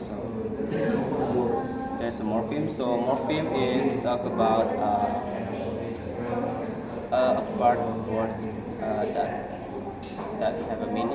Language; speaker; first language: English; non-native, learner; Indonesian